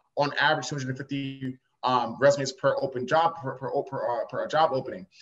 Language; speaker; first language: English; native; English